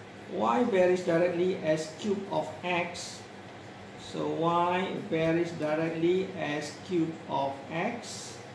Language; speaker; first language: English; non-native, local second language; Malay